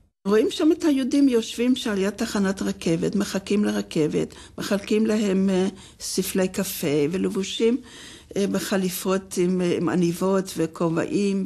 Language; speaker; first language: Hebrew; non-native, fluent; Dutch